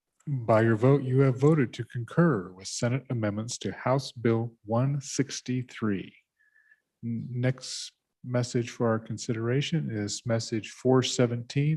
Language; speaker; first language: English; native; English